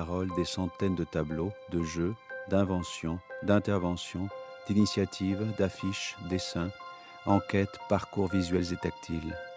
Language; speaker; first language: French; native; French